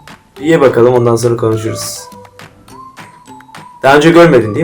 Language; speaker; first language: Turkish; native; Turkish